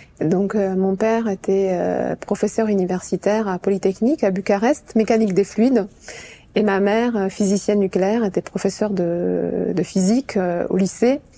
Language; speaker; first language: French; early bilingual, other home language; Romanian